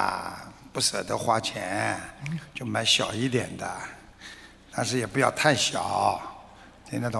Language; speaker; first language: Chinese; non-native, local second language; Wu Chinese